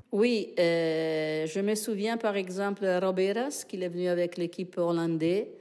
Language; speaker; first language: French; non-native, fluent; Italian